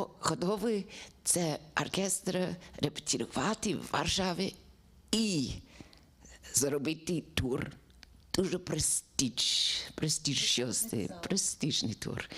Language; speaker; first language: Ukrainian; non-native, learner; English